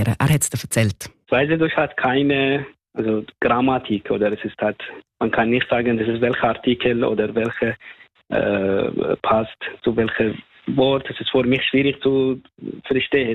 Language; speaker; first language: German; non-native, fluent; Persian